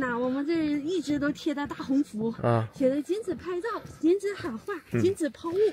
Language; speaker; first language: Chinese; native; Chinese